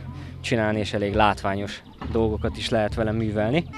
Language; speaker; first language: Hungarian; native; Hungarian